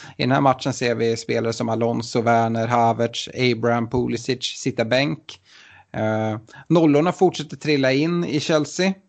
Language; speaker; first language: Swedish; native; Swedish